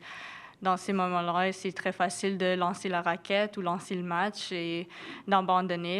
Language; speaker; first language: French; non-native, local second language; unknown